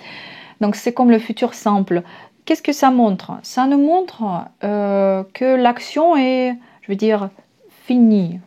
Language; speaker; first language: French; non-native, fluent; Russian